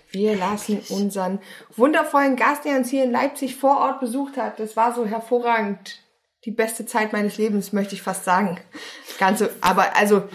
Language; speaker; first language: German; native; German